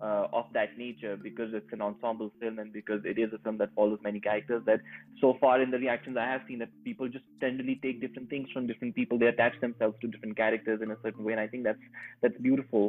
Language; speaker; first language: English; non-native, local second language; Urdu